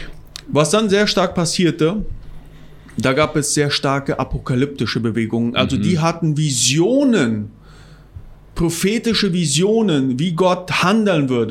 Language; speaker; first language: German; non-native, local second language; Plautdietsch